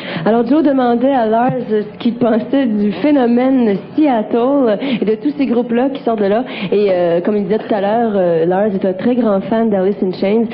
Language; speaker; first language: French; native; French